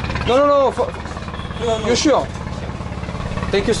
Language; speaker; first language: English; non-native, learner; French